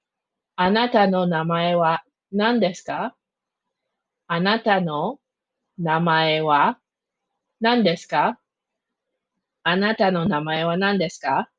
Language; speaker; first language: Japanese; non-native, fluent; English